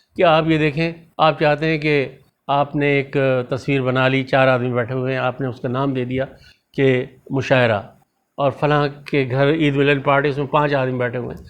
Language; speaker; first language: Urdu; native; Urdu